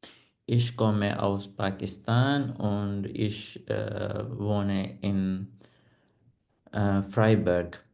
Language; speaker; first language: German; non-native, learner; Punjabi